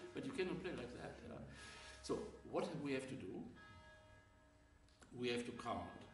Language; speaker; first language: English; non-native, fluent; German